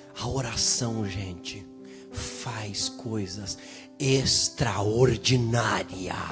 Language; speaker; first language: Portuguese; native; Portuguese